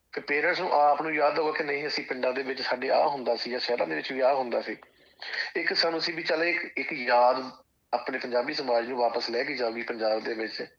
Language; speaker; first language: Punjabi; native; Punjabi